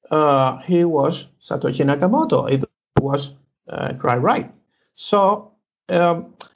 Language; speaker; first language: English; non-native, learner; Spanish